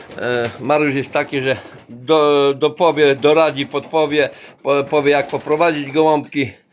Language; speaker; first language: Polish; native; Polish